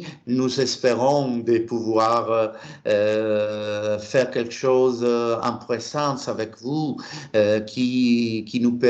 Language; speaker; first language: French; non-native, learner; Italian